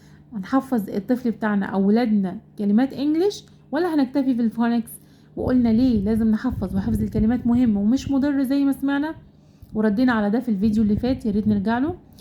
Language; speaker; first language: Arabic; native; Arabic